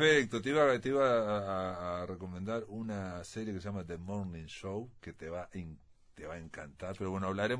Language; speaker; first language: Spanish; native; Spanish